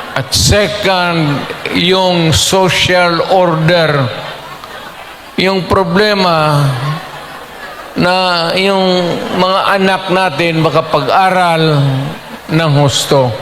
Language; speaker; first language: Filipino; non-native, local second language; Cebuano